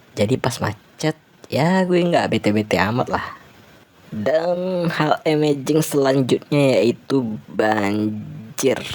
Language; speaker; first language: Indonesian; non-native, local second language; Minangkabau